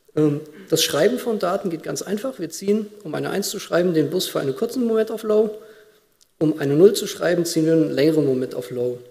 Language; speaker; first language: German; native; German